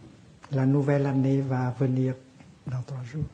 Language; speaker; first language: French; non-native, fluent; Vietnamese